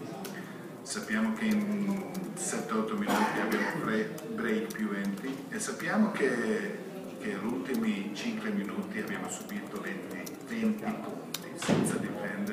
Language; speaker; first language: Italian; non-native, fluent; Croatian